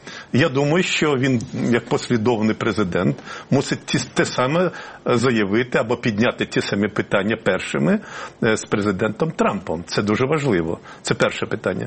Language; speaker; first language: Ukrainian; native; Ukrainian